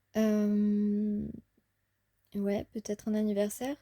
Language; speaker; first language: French; native; French